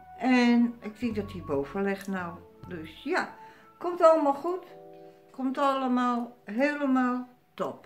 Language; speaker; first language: Dutch; native; Dutch